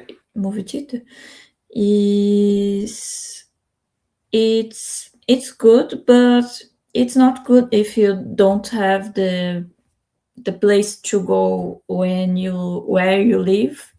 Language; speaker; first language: English; non-native, learner; Spanish